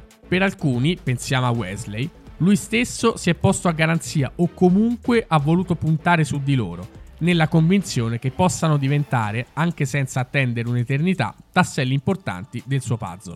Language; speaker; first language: Italian; native; Italian